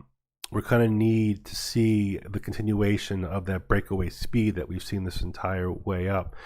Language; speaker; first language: English; native; English